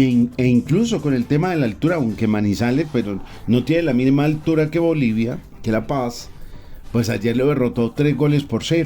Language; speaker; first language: Spanish; native; Spanish